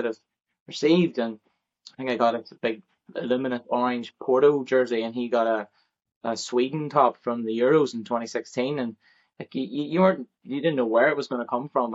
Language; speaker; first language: English; native; English